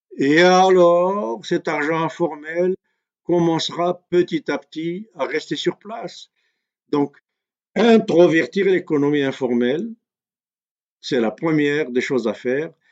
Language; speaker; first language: French; non-native, local second language; Kabyle